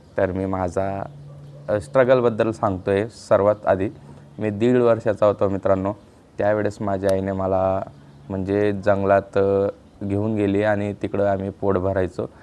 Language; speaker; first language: Marathi; non-native, local second language; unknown